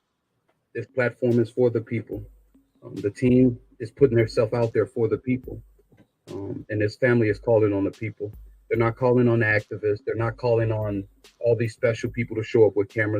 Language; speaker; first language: English; native; English